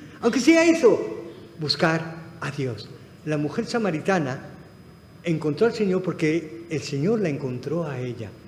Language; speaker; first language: Spanish; non-native, fluent; Arabic